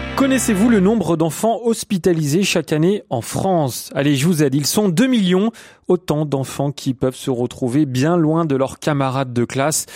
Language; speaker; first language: French; native; French